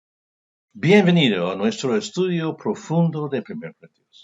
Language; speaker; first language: Spanish; non-native, fluent; English